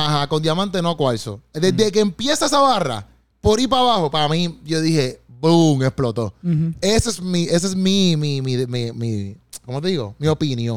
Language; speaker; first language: Spanish; native; Spanish